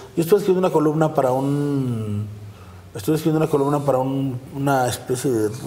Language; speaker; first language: Spanish; native; Spanish